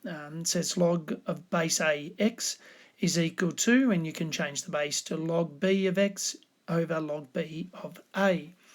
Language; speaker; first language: English; native; English